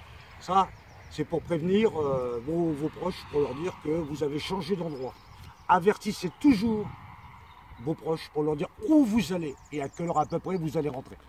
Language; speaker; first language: French; native; French